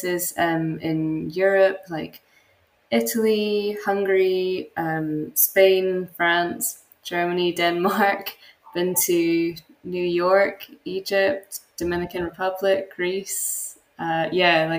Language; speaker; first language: English; native; English